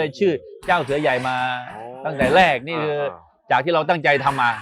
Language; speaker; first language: Thai; native; Thai